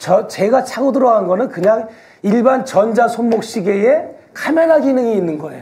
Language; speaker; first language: Korean; native; Korean